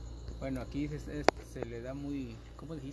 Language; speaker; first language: Spanish; native; Spanish